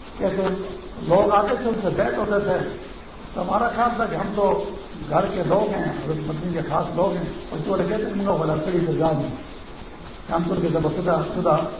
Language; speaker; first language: Urdu; non-native, local second language; Pashto